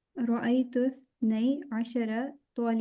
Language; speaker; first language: Arabic; non-native, learner; Urdu